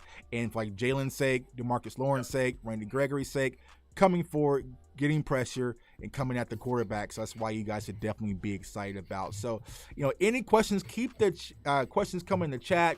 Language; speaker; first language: English; native; English